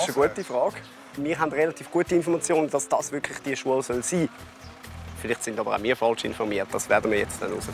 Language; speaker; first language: German; native; German